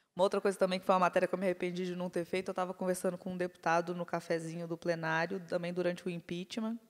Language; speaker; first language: Portuguese; native; Portuguese